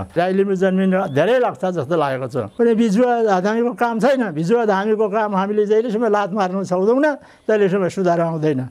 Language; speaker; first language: Nepali; non-native, local second language; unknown